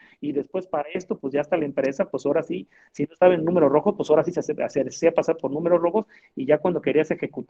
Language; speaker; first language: Spanish; native; Spanish